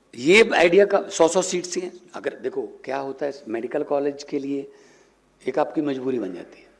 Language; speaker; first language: Hindi; non-native, local second language; Punjabi